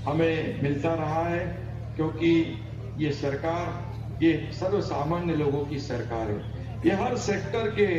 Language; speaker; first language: Hindi; non-native, local second language; Marathi